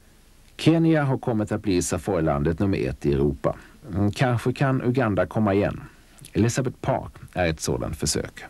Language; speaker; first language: Swedish; native; Swedish